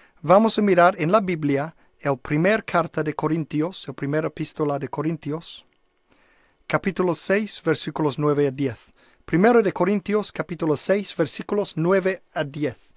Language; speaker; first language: Spanish; non-native, fluent; English